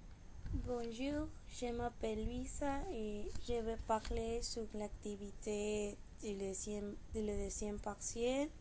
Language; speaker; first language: French; non-native, learner; Spanish